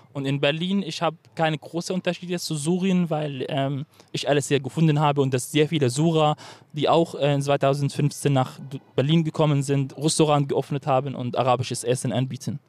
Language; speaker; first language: German; non-native, fluent; Arabic